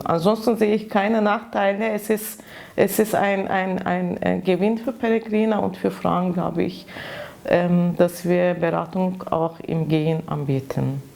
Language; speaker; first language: German; non-native, fluent; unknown